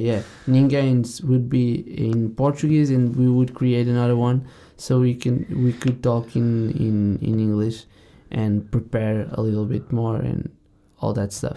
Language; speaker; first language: English; non-native, fluent; Portuguese